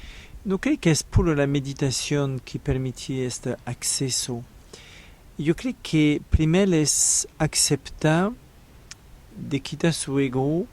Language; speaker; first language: Spanish; non-native, learner; French